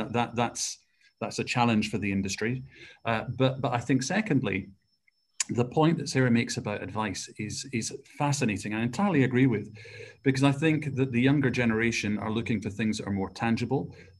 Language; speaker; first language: English; native; English